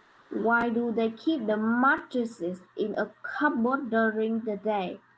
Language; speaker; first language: English; non-native, learner; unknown